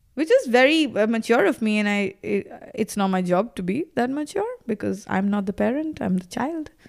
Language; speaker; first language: English; non-native, local second language; Bangla